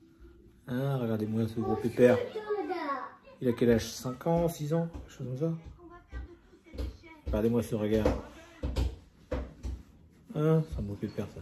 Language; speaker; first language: French; native; French